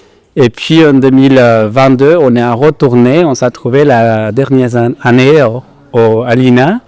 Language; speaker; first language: French; non-native, fluent; Spanish